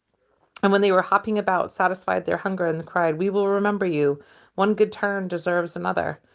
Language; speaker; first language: English; native; English